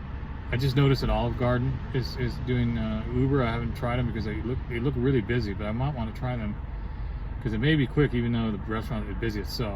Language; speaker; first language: English; native; English